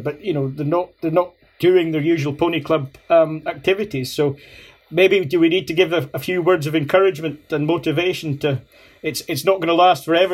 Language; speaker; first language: English; native; English